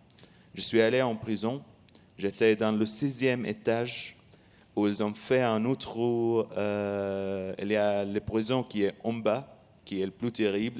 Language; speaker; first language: French; non-native, learner; Arabic